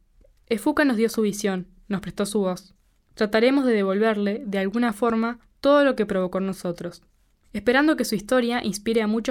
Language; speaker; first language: Spanish; native; Spanish